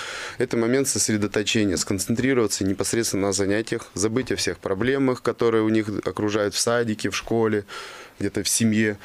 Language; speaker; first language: Russian; native; Russian